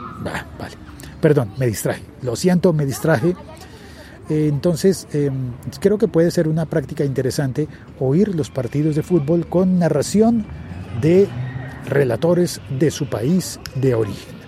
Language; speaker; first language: Spanish; native; Spanish